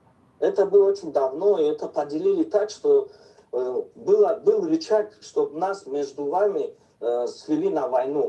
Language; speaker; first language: Russian; non-native, local second language; Tajik